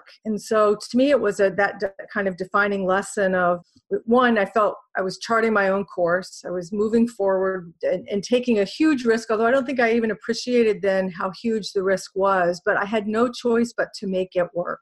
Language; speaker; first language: English; native; English